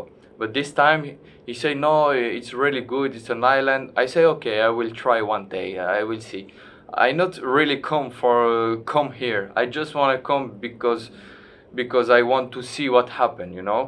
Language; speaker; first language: English; non-native, learner; French